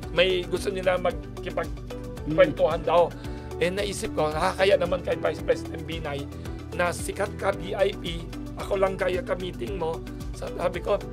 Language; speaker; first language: Filipino; native; Filipino